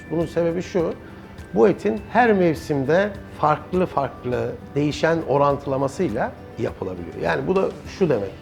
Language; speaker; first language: Turkish; native; Turkish